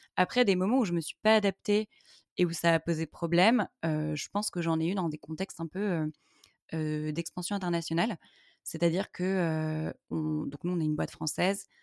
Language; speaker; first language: French; native; French